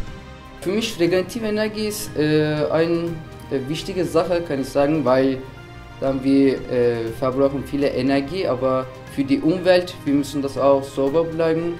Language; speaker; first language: German; non-native, learner; Turkish